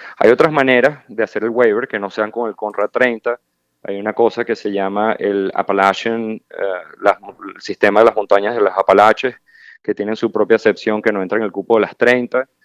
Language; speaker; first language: Spanish; native; Spanish